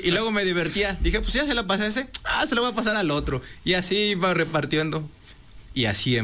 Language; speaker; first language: Spanish; native; Spanish